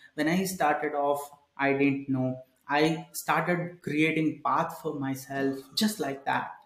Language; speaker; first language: English; non-native, local second language; Telugu